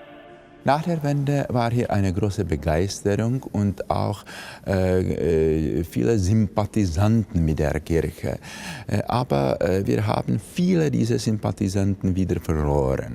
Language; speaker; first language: German; non-native, fluent; Czech